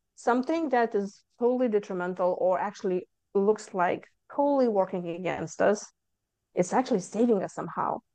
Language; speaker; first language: English; non-native, fluent; Lithuanian